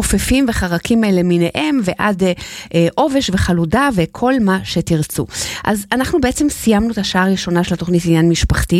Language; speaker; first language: Hebrew; native; Hebrew